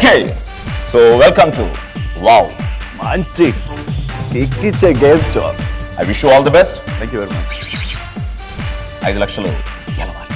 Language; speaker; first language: Telugu; native; Telugu